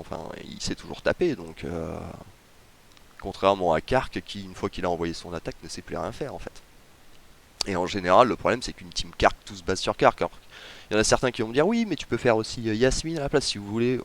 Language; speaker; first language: French; native; French